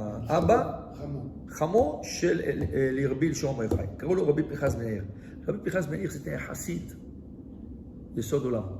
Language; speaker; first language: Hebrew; non-native, fluent; French